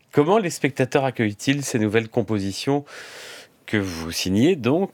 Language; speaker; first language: French; native; French